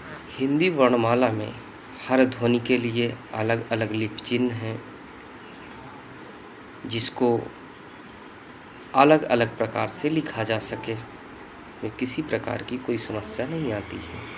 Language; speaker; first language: Hindi; native; Hindi